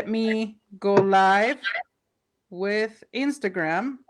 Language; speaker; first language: English; non-native, fluent; Spanish